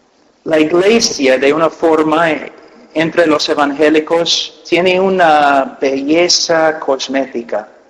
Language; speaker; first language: Spanish; non-native, fluent; English